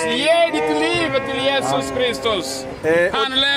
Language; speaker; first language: Swedish; non-native, learner; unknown